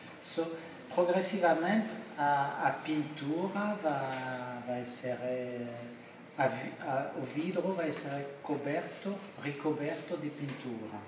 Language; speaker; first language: Portuguese; non-native, learner; French